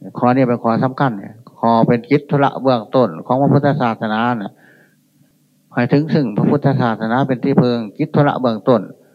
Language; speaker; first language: Thai; native; Thai